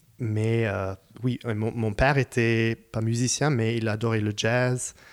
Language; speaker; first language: French; non-native, fluent; Hebrew